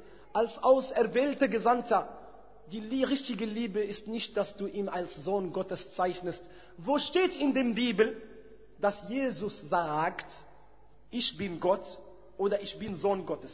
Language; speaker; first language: German; non-native, fluent; Arabic